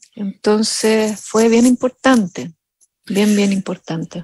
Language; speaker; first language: Spanish; native; Spanish